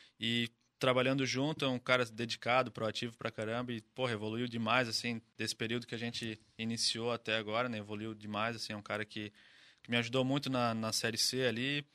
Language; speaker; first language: Portuguese; native; Portuguese